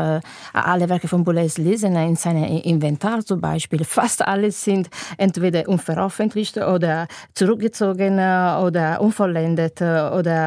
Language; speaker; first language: German; non-native, fluent; Italian